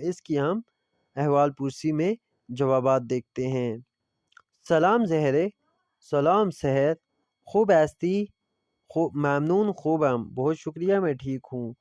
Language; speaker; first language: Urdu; non-native, local second language; Punjabi